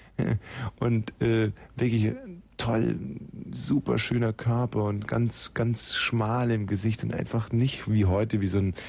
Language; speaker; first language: German; native; German